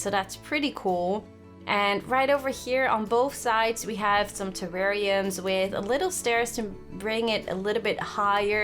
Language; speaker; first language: English; non-native, fluent; Dutch